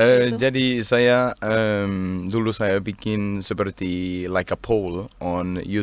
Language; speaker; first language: Indonesian; non-native, learner; Danish